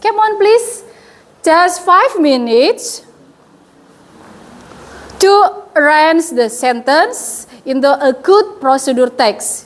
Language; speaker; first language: English; non-native, fluent; Indonesian